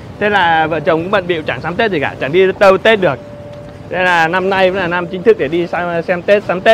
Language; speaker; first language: Vietnamese; native; Vietnamese